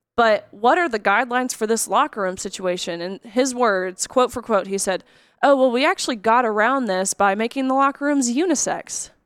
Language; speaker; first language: English; native; English